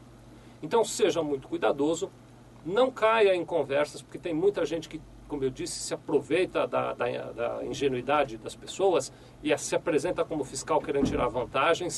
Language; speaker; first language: Portuguese; native; Portuguese